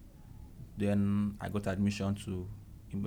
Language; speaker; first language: English; non-native, local second language; Igbo